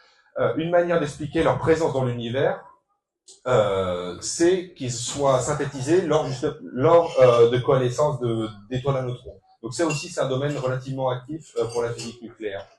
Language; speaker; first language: French; native; French